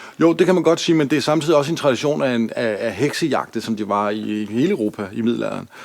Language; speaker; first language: Danish; native; Danish